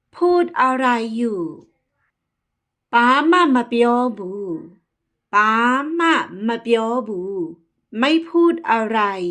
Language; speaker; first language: Thai; native; Thai